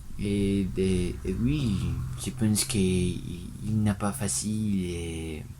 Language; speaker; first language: French; non-native, learner; Spanish